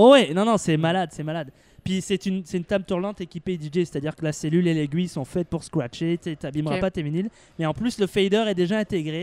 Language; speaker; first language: French; native; French